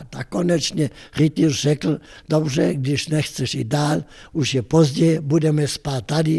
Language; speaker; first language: Czech; non-native, fluent; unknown